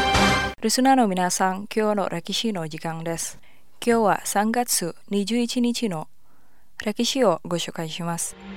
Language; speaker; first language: Japanese; non-native, fluent; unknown